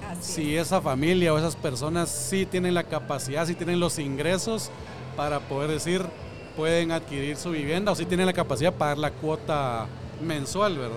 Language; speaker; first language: Spanish; native; Spanish